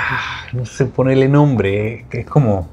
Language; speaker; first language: Spanish; native; Spanish